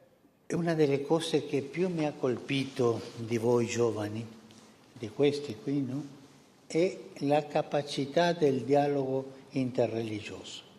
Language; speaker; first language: Italian; non-native, fluent; Spanish